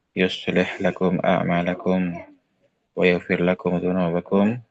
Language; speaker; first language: Arabic; non-native, fluent; Indonesian